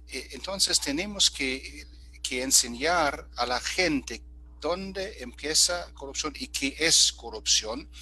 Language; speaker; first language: Spanish; non-native, fluent; German